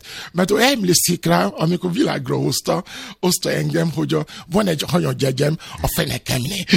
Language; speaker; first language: Hungarian; non-native, fluent; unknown